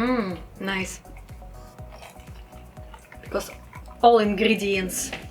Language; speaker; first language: English; non-native, learner; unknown